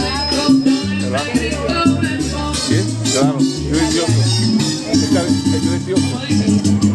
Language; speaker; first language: Spanish; non-native, learner; English